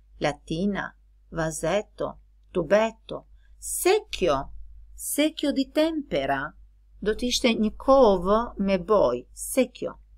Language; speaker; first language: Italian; non-native, fluent; Albanian